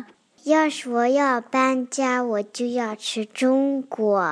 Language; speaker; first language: Chinese; early bilingual, heritage; Chinese